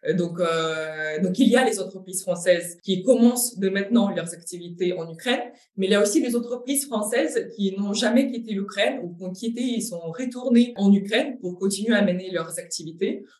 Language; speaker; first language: French; non-native, fluent; Ukrainian